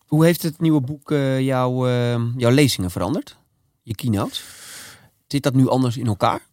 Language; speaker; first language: Dutch; native; Dutch